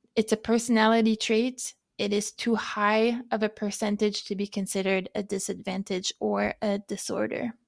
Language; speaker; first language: English; non-native, fluent; French